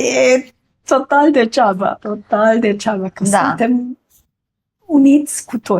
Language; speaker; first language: Romanian; non-native, fluent; German